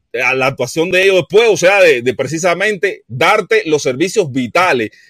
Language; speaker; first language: Spanish; native; Spanish